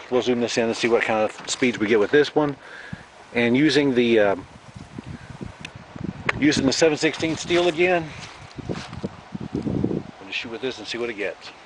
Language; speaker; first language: English; native; English